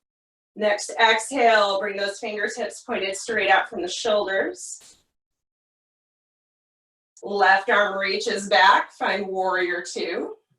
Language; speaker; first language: English; native; English